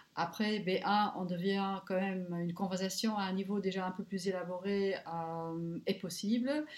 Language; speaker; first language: French; non-native, local second language; Luxembourgish